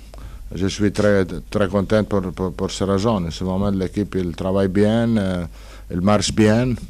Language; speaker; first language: French; non-native, learner; Italian